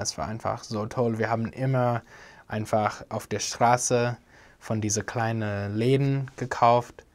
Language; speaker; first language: German; non-native, fluent; English